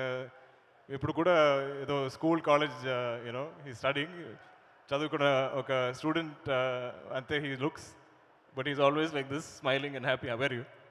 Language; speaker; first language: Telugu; non-native, learner; Malayalam